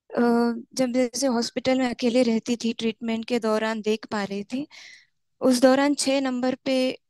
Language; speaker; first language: Hindi; non-native, local second language; Marathi